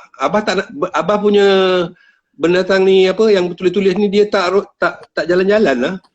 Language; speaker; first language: Malay; native; Malay